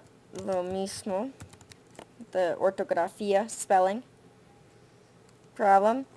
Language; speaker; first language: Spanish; non-native, fluent; English